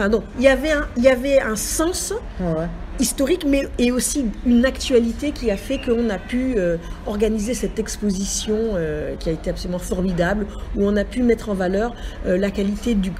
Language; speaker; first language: French; native; French